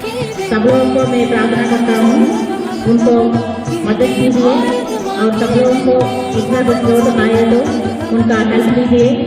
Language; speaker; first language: Hindi; non-native, local second language; Telugu